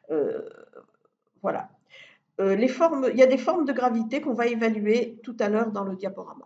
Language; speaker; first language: French; native; French